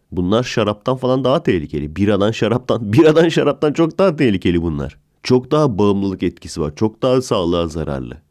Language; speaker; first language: Turkish; native; Turkish